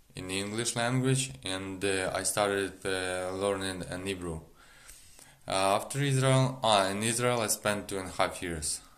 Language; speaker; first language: English; non-native, learner; Ukrainian